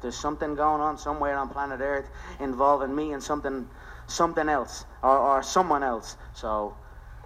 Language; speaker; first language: English; non-native, local second language; Irish